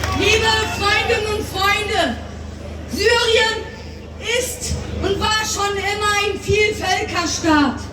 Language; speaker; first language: German; early bilingual, other home language; Turkish